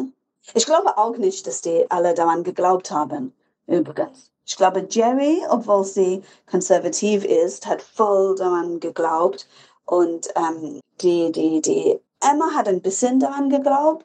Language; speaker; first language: German; non-native, fluent; English